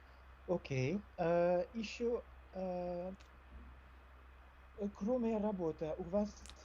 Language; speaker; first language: Russian; non-native, learner; French